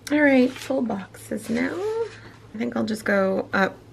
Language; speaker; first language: English; native; English